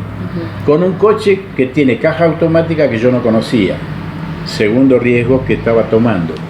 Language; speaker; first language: Spanish; native; Spanish